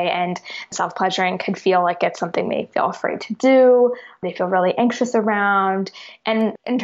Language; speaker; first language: English; native; English